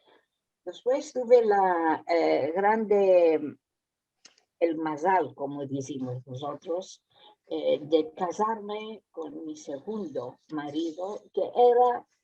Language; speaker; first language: Spanish; early bilingual, heritage; Spanish